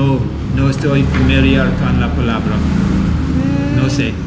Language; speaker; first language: Spanish; non-native, learner; English